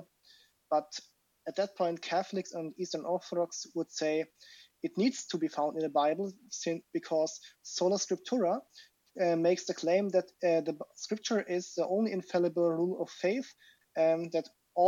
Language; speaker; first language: English; non-native, fluent; German